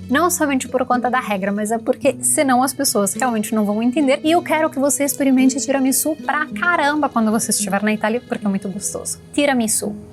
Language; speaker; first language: Portuguese; non-native, fluent; Italian